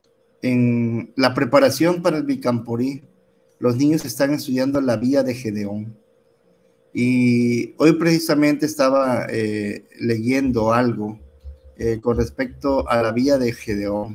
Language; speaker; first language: Spanish; native; Spanish